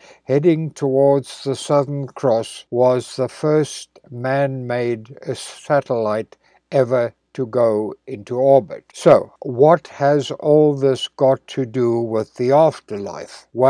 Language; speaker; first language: English; native; English